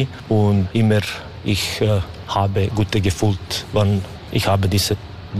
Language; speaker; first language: German; non-native, learner; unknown